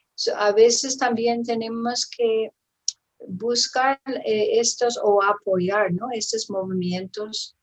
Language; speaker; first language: Spanish; non-native, fluent; English